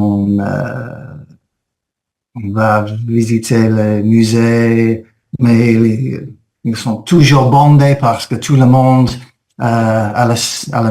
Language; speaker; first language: French; non-native, fluent; English